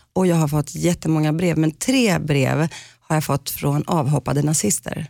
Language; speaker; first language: Swedish; early bilingual, other home language; Greek